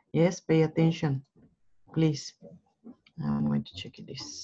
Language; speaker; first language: English; non-native, learner; Spanish